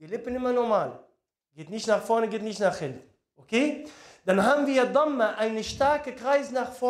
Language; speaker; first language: German; non-native, learner; Arabic